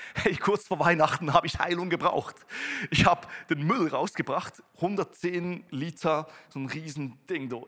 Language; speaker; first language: German; native; German